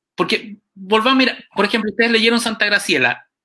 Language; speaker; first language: Spanish; native; Spanish